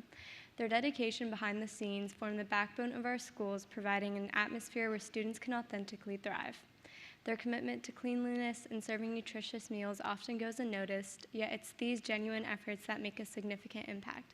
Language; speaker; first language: English; native; English